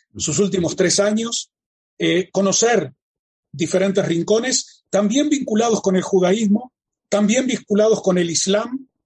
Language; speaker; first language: Spanish; native; Spanish